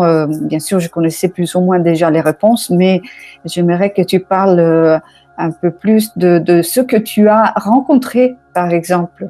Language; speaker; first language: French; non-native, fluent; Italian